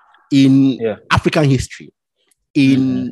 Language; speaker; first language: English; non-native, local second language; Yoruba